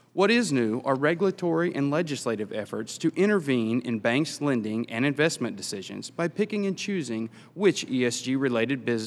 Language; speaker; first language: English; native; English